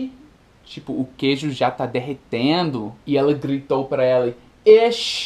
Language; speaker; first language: Portuguese; non-native, fluent; English